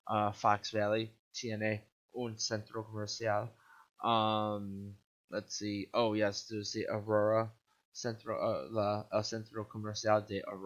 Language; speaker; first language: Spanish; non-native, learner; English